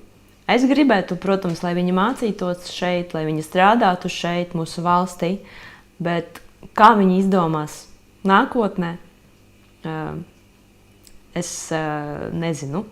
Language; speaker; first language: Latvian; non-native, local second language; Russian